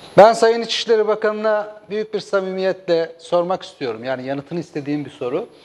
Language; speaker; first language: Turkish; native; Turkish